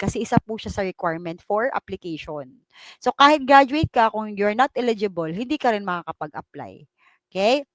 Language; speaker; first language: Filipino; non-native, local second language; Cebuano